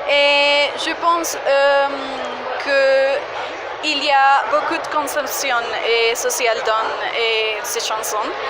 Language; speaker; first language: French; non-native, fluent; Spanish